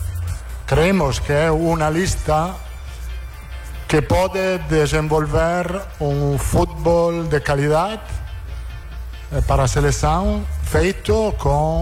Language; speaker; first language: Portuguese; non-native, learner; Italian